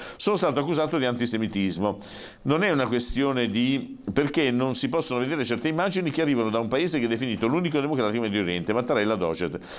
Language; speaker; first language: Italian; native; Italian